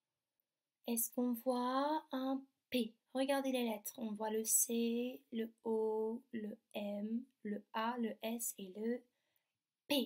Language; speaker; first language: French; native; French